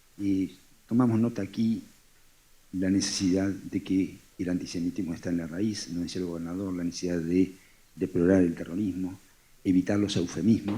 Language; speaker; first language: Spanish; native; Spanish